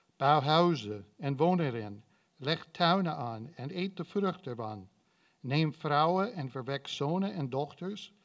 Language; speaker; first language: Dutch; non-native, fluent; English